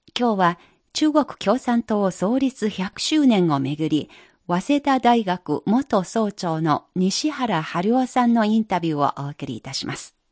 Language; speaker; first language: Japanese; non-native, fluent; Chinese